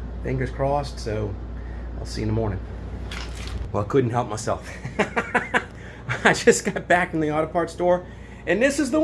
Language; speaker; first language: English; native; English